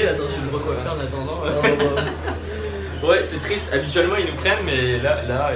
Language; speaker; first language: French; native; French